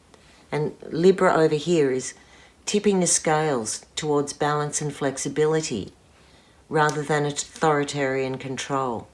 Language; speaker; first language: English; native; English